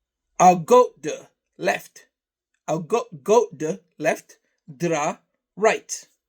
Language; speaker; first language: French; non-native, learner; English